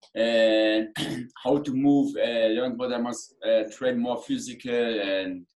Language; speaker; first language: English; non-native, learner; German